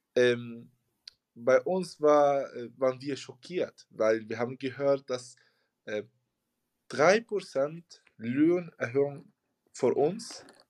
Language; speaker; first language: German; non-native, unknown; Arabic